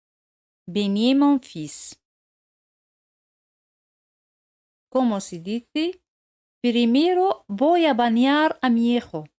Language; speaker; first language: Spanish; non-native, fluent; French